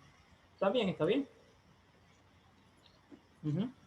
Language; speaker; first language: Portuguese; non-native, fluent; Spanish